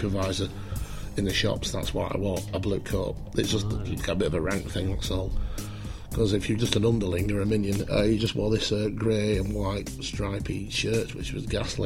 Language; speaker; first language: English; native; English